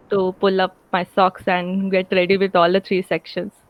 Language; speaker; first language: English; non-native, local second language; Hindi